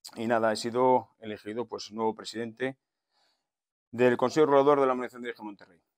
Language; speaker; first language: Spanish; non-native, local second language; Galician